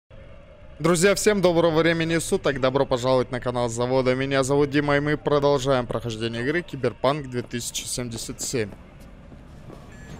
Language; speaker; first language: Russian; native; Russian